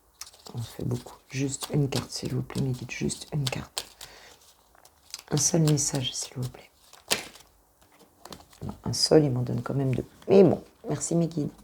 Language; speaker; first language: French; native; French